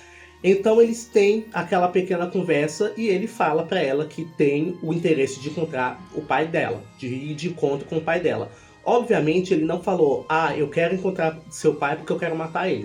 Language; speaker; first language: Portuguese; native; Portuguese